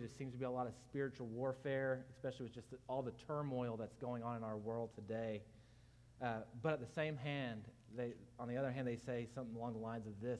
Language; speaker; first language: English; native; English